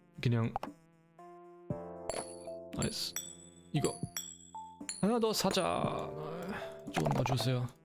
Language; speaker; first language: Korean; non-native, learner; German